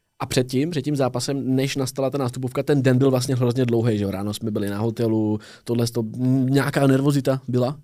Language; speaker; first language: Czech; native; Czech